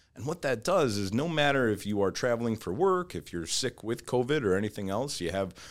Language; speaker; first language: English; native; English